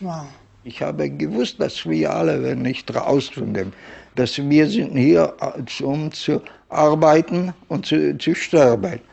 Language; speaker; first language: German; non-native, learner; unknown